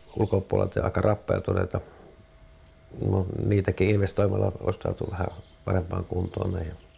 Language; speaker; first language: Finnish; native; Finnish